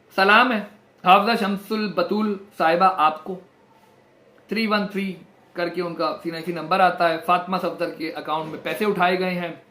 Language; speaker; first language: Urdu; non-native, local second language; Punjabi